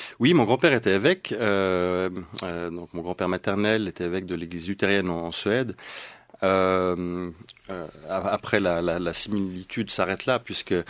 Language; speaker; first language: French; early bilingual, other home language; Swedish